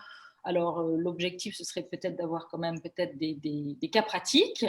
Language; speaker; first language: French; native; French